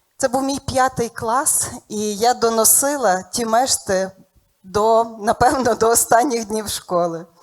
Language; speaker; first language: Ukrainian; native; Ukrainian